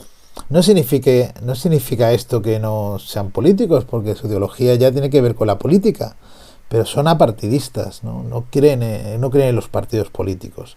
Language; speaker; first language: Spanish; native; Spanish